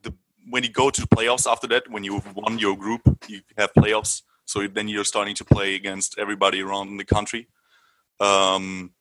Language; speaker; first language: English; non-native, fluent; German